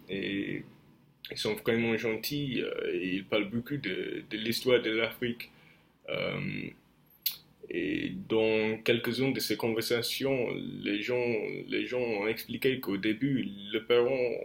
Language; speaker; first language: French; non-native, fluent; English